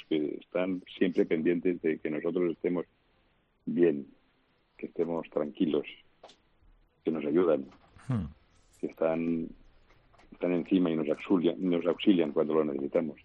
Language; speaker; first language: Spanish; non-native, local second language; Catalan